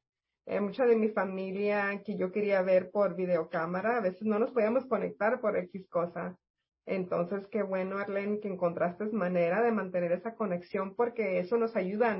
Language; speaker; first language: Spanish; native; Spanish